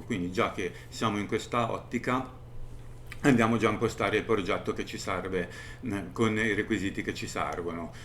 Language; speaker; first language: Italian; native; Italian